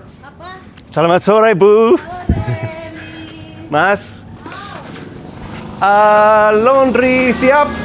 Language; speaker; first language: Indonesian; non-native, learner; English